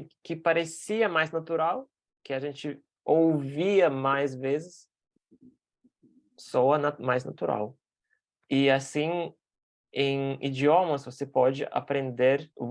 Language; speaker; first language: Portuguese; non-native, fluent; Russian